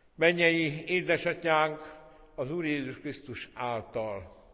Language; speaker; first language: Hungarian; native; Hungarian